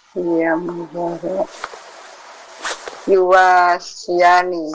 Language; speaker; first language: Arabic; non-native, learner; Indonesian